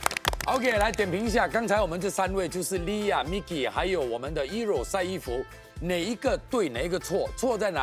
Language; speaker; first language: Chinese; native; Chinese